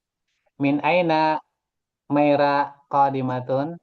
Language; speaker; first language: Arabic; non-native, fluent; Indonesian